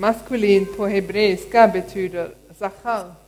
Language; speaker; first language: Swedish; non-native, fluent; German